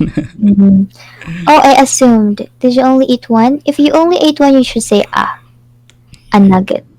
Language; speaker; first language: English; non-native, fluent; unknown